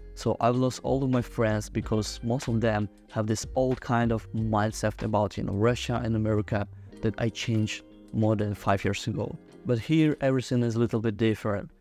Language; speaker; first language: English; non-native, fluent; Russian